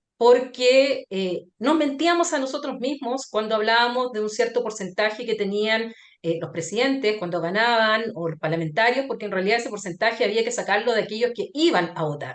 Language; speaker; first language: Spanish; native; Spanish